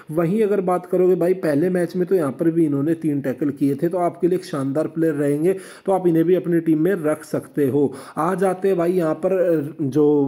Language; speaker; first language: Hindi; native; Hindi